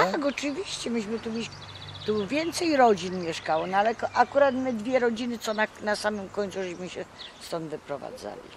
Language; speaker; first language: Polish; native; Polish